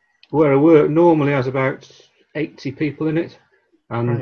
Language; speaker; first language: English; native; English